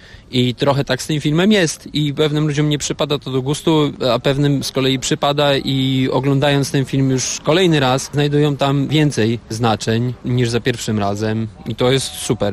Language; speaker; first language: Polish; native; Polish